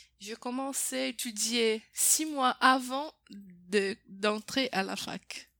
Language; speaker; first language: French; non-native, fluent; Portuguese